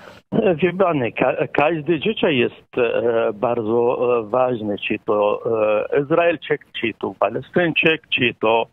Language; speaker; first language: Polish; non-native, fluent; Arabic